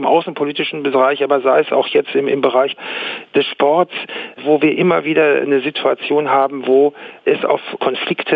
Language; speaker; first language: German; native; German